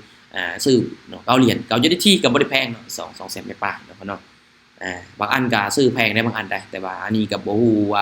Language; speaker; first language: Thai; non-native, local second language; Lao